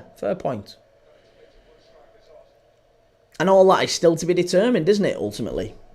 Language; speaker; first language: English; native; English